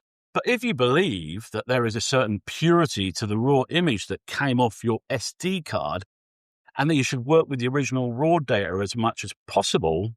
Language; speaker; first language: English; native; English